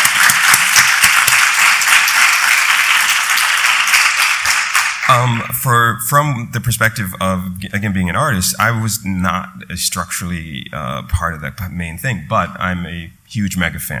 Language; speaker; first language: English; native; English